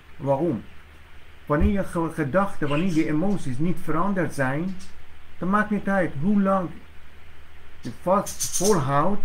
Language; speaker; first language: Dutch; non-native, fluent; Persian